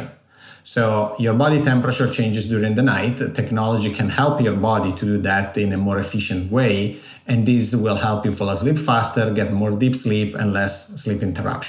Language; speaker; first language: English; non-native, fluent; Italian